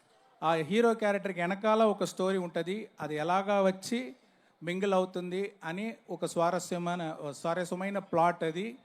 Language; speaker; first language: Telugu; non-native, learner; Tamil